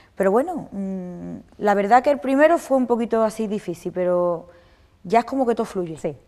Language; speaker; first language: Spanish; native; Spanish